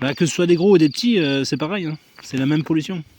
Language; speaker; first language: French; native; French